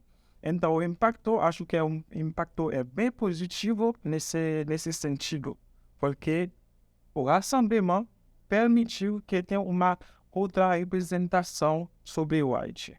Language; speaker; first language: Portuguese; non-native, fluent; Haitian Creole